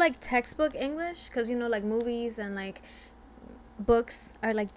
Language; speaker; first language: English; non-native, fluent; Spanish